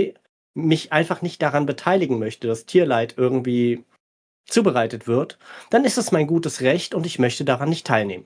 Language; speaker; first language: German; native; German